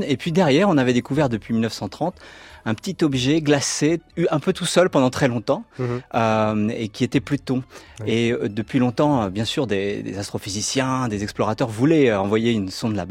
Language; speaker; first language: French; native; French